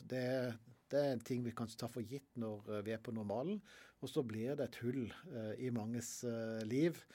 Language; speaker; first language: Norwegian; native; Norwegian